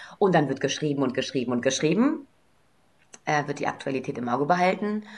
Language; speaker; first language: German; native; German